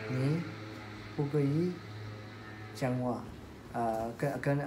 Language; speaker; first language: Chinese; non-native, learner; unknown